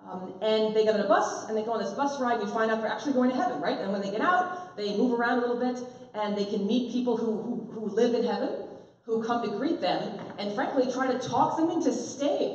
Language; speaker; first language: English; native; English